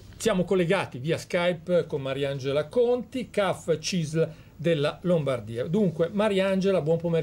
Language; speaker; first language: Italian; native; Italian